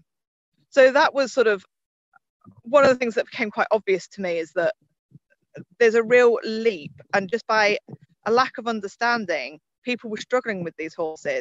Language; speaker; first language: English; native; English